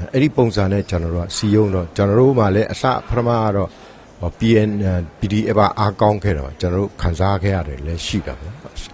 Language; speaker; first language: Burmese; non-native, local second language; Pa'o Karen